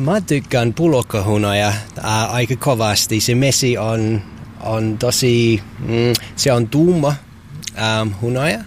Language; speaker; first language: Finnish; non-native, learner; English